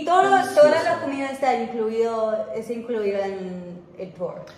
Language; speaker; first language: Spanish; non-native, fluent; English